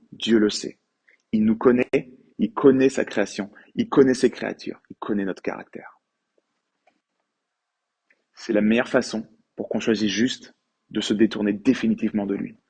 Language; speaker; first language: French; native; French